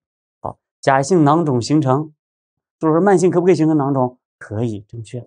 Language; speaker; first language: Chinese; native; Chinese